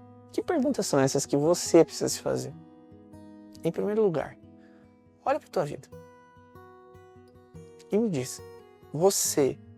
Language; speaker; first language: Portuguese; native; Portuguese